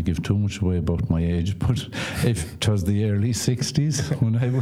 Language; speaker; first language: English; non-native, local second language; Irish